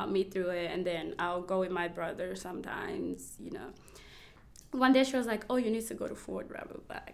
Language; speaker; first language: English; non-native, local second language; Kinyarwanda